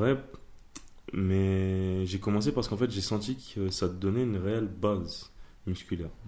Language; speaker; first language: French; native; French